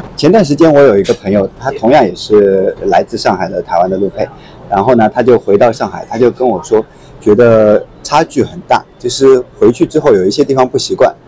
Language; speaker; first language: Chinese; native; Chinese